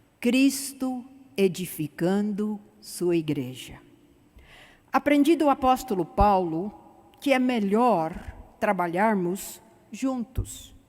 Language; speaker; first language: Portuguese; non-native, fluent; English